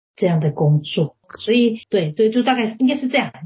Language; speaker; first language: Chinese; native; Chinese